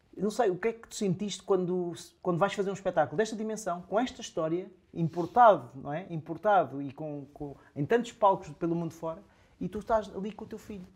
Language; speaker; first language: Portuguese; native; Portuguese